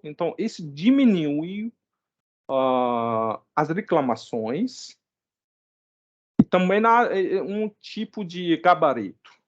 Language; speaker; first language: Portuguese; non-native, fluent; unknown